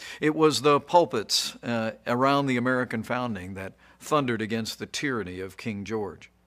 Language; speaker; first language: English; native; English